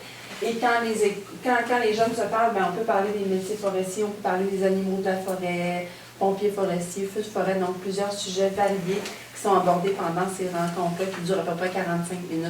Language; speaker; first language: French; native; French